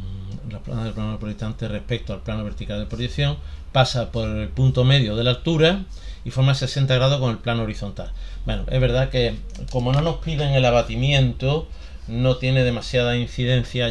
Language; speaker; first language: Spanish; native; Spanish